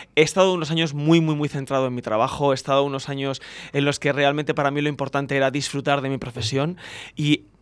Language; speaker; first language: Spanish; native; Spanish